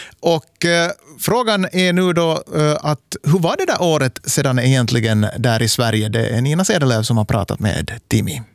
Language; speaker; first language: Swedish; native; Swedish